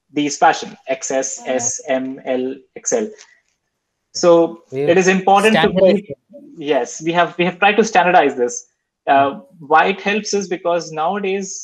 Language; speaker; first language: English; non-native, local second language; Hindi